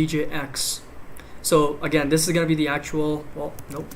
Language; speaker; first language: English; native; English